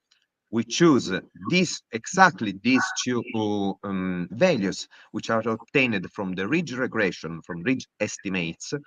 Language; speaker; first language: English; non-native, fluent; Italian